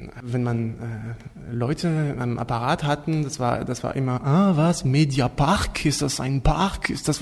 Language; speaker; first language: German; non-native, fluent; French